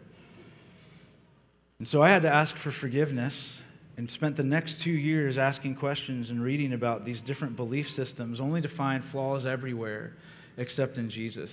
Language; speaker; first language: English; native; English